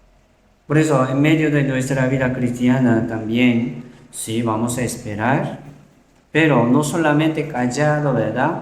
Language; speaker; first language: Spanish; non-native, learner; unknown